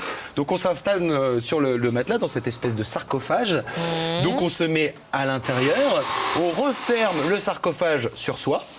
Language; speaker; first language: French; native; French